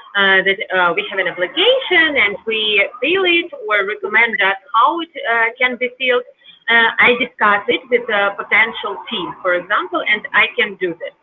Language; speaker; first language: English; non-native, learner; Ukrainian